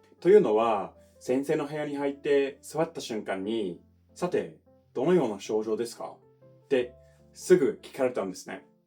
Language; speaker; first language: Japanese; non-native, fluent; English